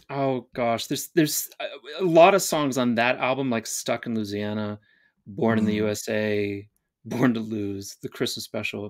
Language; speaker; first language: English; native; English